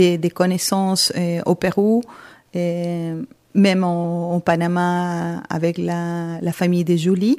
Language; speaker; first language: French; non-native, fluent; Spanish